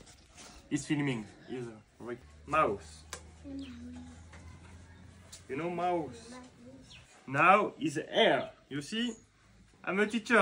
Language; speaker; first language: English; non-native, learner; French